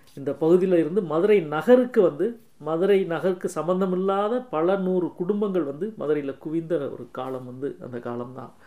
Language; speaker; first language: Tamil; native; Tamil